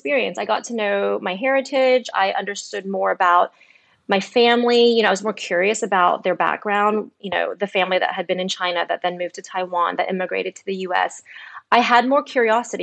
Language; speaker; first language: English; native; English